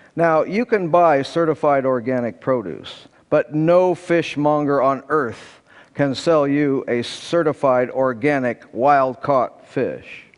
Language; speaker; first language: English; native; English